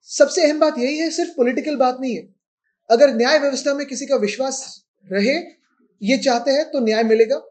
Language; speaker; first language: Hindi; non-native, local second language; Marathi